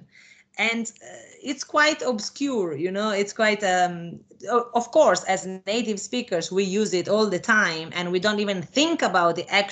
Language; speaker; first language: English; non-native, fluent; Italian